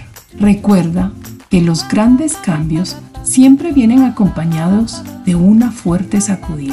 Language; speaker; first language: Spanish; native; Spanish